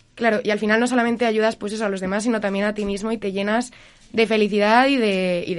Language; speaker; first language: Spanish; native; Spanish